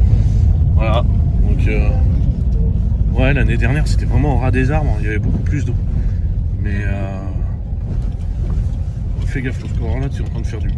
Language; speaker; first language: French; native; French